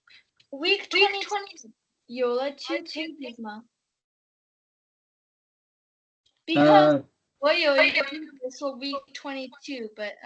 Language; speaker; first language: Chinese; early bilingual, heritage; English